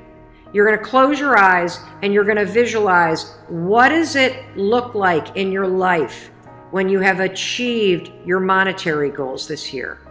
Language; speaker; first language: English; native; English